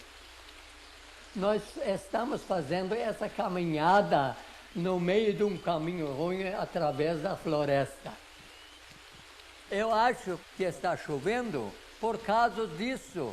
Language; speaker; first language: Portuguese; non-native, local second language; Low German